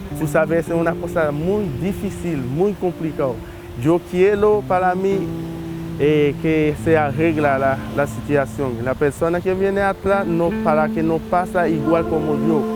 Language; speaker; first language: Spanish; non-native, learner; Haitian Creole